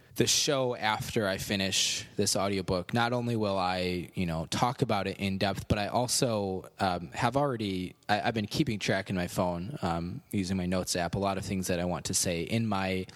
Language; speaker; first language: English; native; English